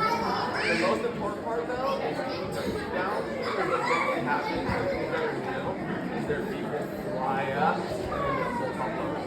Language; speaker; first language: English; native; English